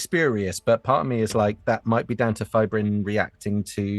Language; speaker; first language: English; native; English